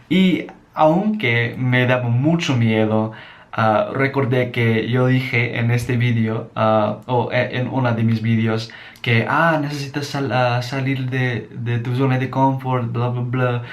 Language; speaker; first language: Spanish; non-native, learner; English